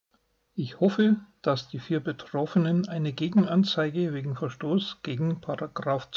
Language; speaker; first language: German; native; German